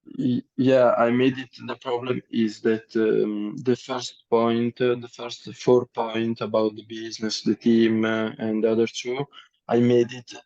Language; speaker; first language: English; non-native, learner; Italian